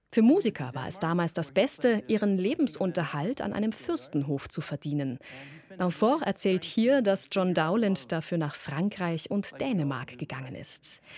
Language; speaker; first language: German; native; German